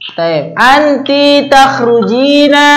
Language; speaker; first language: Arabic; non-native, fluent; Indonesian